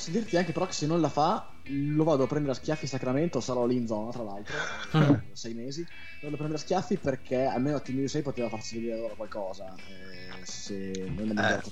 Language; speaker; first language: Italian; native; Italian